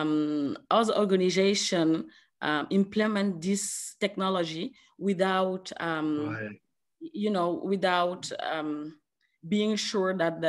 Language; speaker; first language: English; non-native, learner; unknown